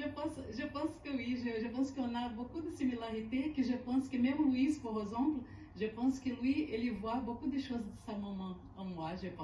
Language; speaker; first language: French; non-native, fluent; Portuguese